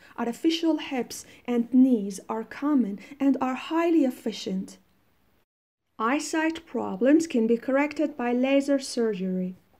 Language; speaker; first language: English; non-native, fluent; Persian